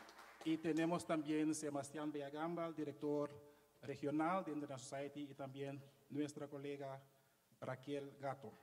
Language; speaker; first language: Spanish; non-native, fluent; Papiamento